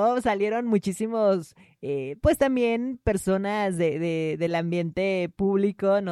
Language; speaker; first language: Spanish; native; Spanish